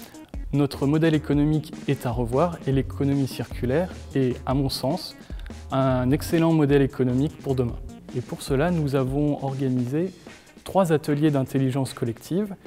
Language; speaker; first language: French; native; French